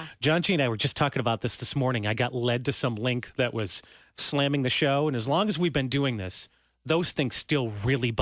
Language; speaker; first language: English; native; English